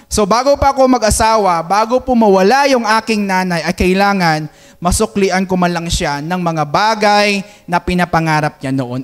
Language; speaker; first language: Filipino; non-native, local second language; Hiligaynon